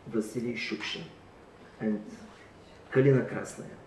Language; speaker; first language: English; non-native, learner; Bulgarian